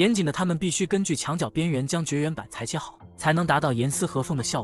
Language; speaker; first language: Chinese; native; Chinese